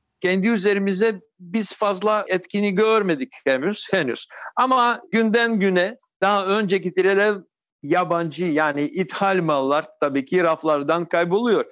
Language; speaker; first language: Turkish; non-native, fluent; Russian